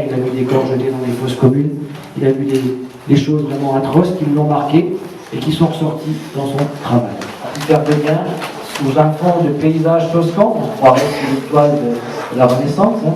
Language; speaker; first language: French; native; French